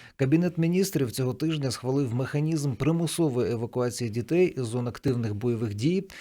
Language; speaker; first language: Ukrainian; native; Ukrainian